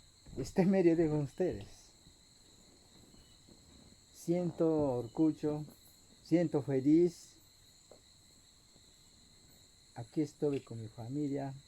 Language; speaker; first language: Spanish; non-native, local second language; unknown